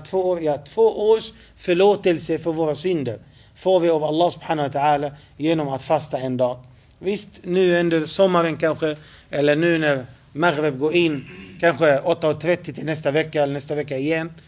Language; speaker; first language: Swedish; non-native, fluent; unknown